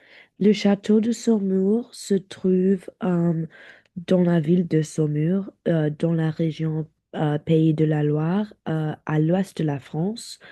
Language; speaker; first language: French; non-native, learner; English